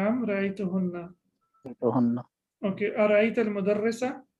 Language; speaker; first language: Arabic; non-native, fluent; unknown